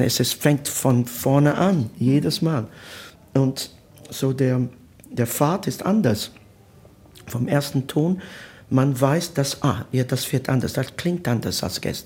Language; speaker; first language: German; non-native, learner; Italian